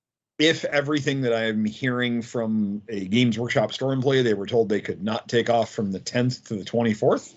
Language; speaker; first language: English; native; English